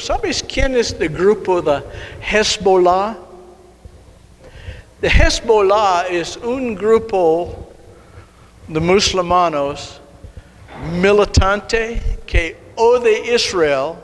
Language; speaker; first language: Spanish; non-native, learner; English